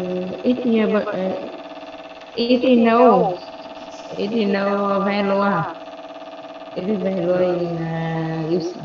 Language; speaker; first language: English; non-native, learner; Vietnamese